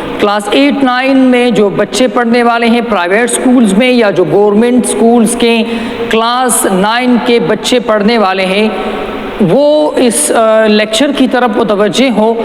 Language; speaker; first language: Urdu; non-native, local second language; Pashto